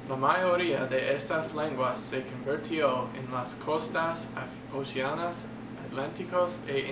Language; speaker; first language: Spanish; non-native, learner; English